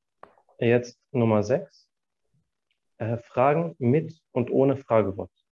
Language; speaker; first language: German; non-native, fluent; Arabic